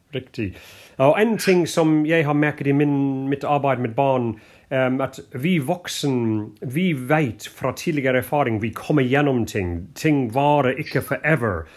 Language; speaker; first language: Norwegian; non-native, fluent; English